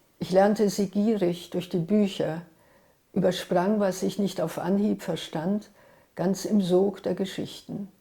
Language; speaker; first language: German; early bilingual, other home language; Hungarian